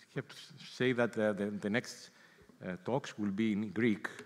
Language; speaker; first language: English; non-native, fluent; Greek